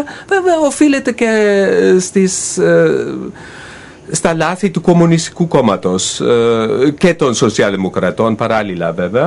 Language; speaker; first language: Greek; non-native, fluent; German